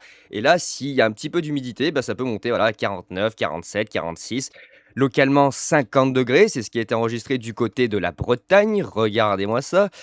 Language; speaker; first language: French; native; French